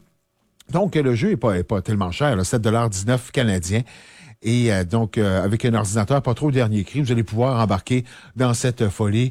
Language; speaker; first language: French; native; French